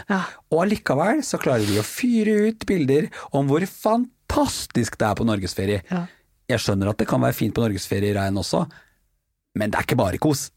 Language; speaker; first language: Norwegian; native; Norwegian